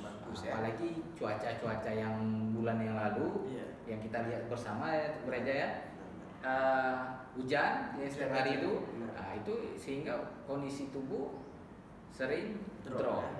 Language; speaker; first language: Indonesian; native; Indonesian